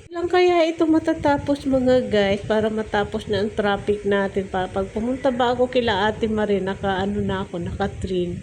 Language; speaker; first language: Filipino; non-native, local second language; Bikol